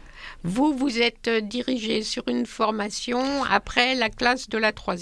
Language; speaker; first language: French; native; French